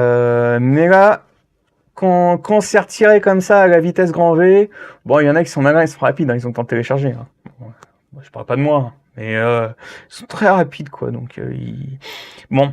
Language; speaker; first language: French; native; French